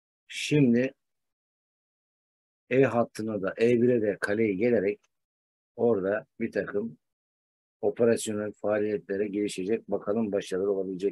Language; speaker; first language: Turkish; native; Turkish